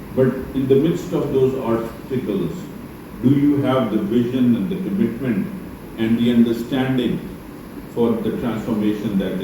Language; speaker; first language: English; non-native, local second language; Urdu